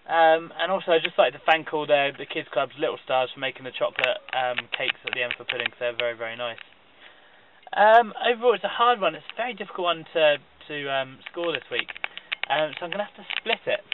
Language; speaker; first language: English; native; English